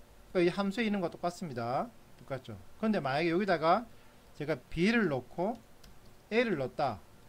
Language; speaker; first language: Korean; native; Korean